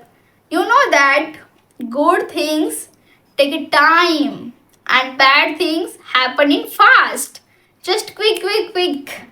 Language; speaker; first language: English; non-native, local second language; Hindi